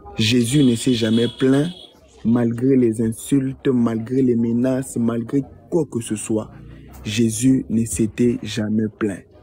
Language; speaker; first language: French; non-native, local second language; Lingala